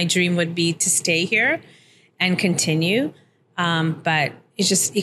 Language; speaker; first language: English; early bilingual, other home language; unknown